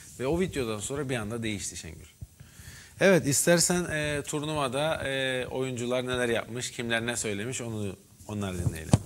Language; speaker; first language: Turkish; native; Turkish